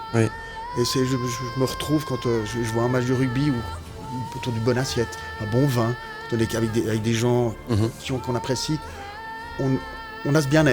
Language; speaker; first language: French; native; French